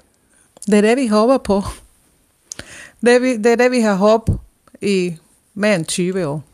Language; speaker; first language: Danish; non-native, fluent; Spanish